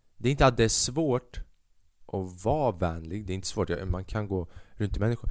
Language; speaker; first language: Swedish; early bilingual, other home language; Albanian